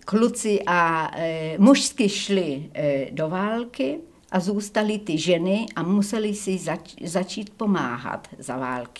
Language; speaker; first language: Czech; early bilingual, heritage; Czech